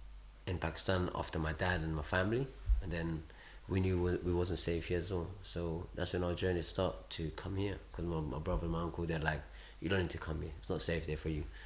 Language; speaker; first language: English; early bilingual, other home language; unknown